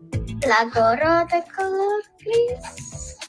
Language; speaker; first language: Spanish; non-native, learner; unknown